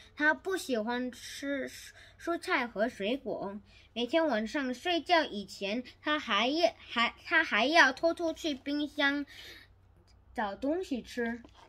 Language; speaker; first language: Chinese; non-native, learner; Korean